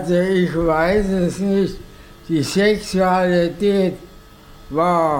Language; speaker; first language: German; non-native, local second language; Swiss German